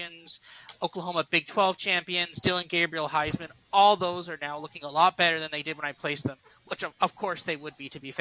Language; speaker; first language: English; native; English